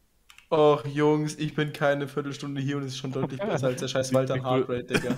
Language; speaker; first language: German; native; German